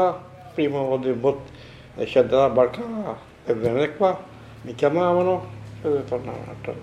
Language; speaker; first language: Italian; non-native, local second language; Sicilian